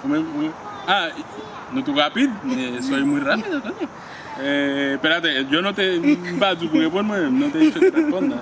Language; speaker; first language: Spanish; non-native, fluent; Haitian Creole